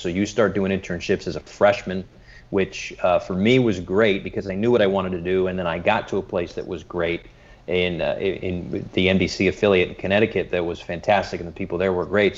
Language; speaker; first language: English; native; English